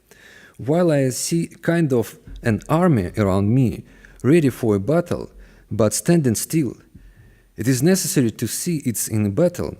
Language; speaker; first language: English; non-native, fluent; Russian